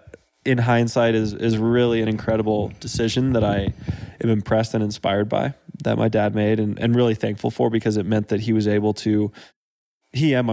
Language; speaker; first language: English; native; English